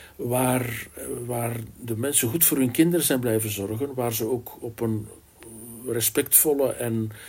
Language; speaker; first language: Dutch; native; Dutch